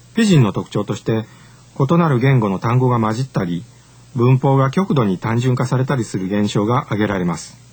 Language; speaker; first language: Japanese; native; Japanese